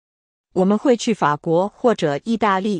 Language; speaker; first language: Chinese; non-native, learner; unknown